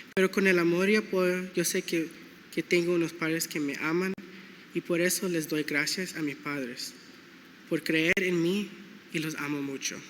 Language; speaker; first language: Spanish; early bilingual, other home language; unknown